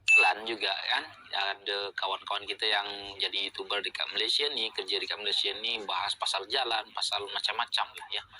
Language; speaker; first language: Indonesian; native; Indonesian